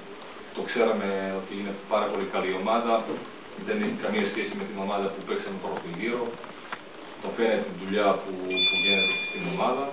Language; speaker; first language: Greek; non-native, fluent; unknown